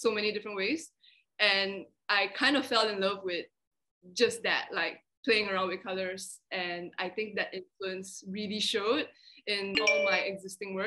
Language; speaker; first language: English; non-native, local second language; Chinese